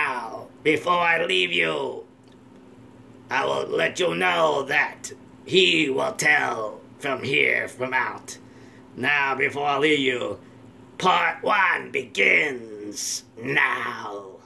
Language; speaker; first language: English; native; English